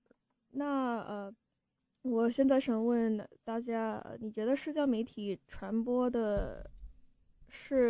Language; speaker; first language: Chinese; early bilingual, heritage; Chinese